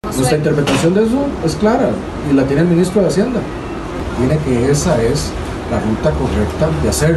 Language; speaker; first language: Spanish; native; Spanish